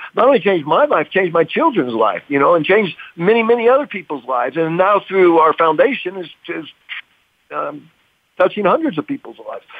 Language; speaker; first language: English; native; English